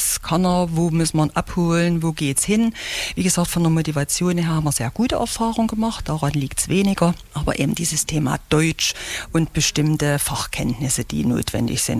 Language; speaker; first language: German; native; German